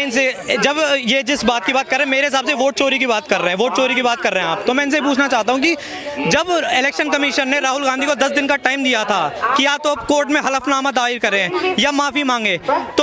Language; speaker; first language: Hindi; native; Hindi